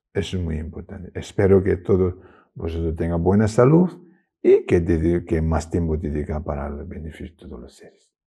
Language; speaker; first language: Spanish; non-native, learner; Tibetan